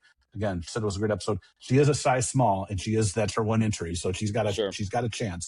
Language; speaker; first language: English; native; English